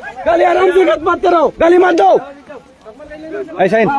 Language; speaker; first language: Hindi; non-native, learner; Bangla